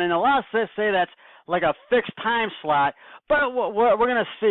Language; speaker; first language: English; native; English